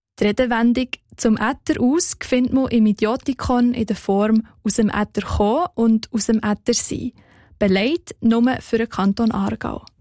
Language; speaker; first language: German; native; German